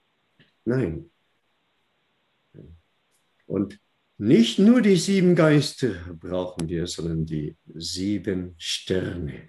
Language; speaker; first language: German; non-native, fluent; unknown